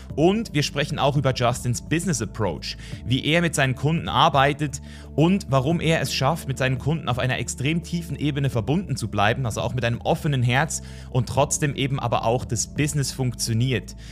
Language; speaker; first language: German; native; German